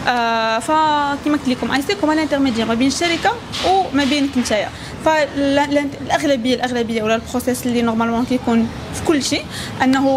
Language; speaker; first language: Arabic; native; Arabic